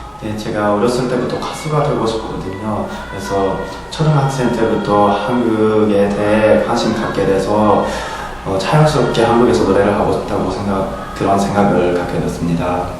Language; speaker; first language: Korean; non-native, fluent; Japanese